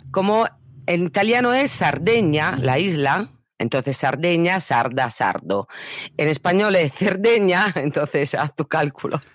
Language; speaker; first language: Spanish; non-native, fluent; Italian